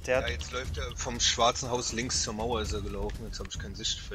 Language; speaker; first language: German; native; German